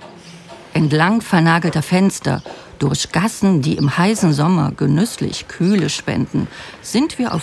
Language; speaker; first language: German; native; German